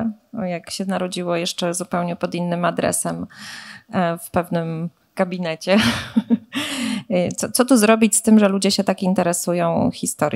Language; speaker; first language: Polish; native; Polish